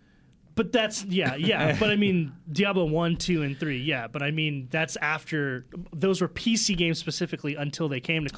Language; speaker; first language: English; native; English